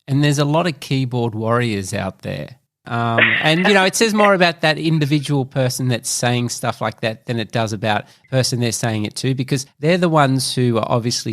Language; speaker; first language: English; native; English